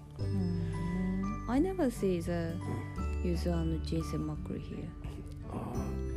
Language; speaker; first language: English; non-native, learner; Japanese